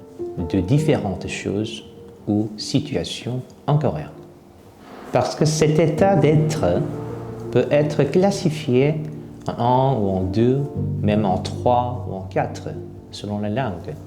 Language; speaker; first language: French; non-native, fluent; Korean